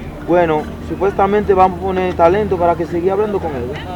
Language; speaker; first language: Spanish; non-native, learner; Haitian Creole